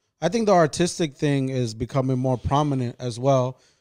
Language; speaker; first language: English; early bilingual, other home language; Spanish